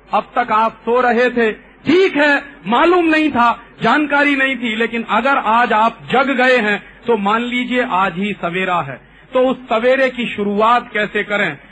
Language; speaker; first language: Hindi; native; Hindi